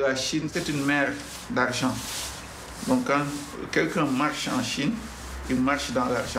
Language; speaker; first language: French; non-native, local second language; Wolof